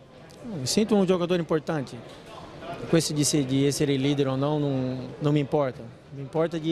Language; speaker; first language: Italian; non-native, fluent; Portuguese